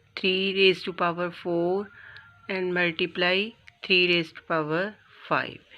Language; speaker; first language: English; non-native, local second language; Punjabi